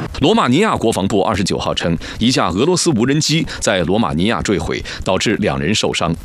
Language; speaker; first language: Chinese; native; Chinese